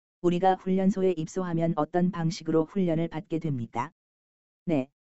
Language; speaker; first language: Korean; native; Korean